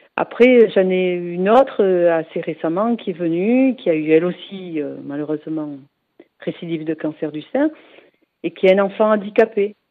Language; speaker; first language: French; native; French